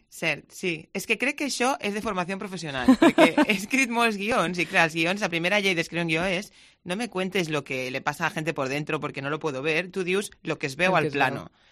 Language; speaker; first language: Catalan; non-native, local second language; Spanish